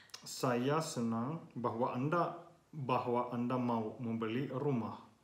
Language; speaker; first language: Indonesian; non-native, learner; Finnish